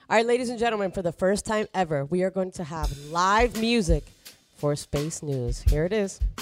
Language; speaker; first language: English; early bilingual, other home language; Spanish